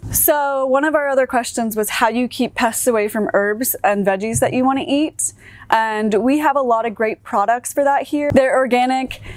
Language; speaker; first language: English; native; English